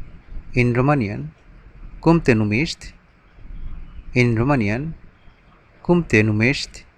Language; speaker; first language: Romanian; non-native, learner; Bangla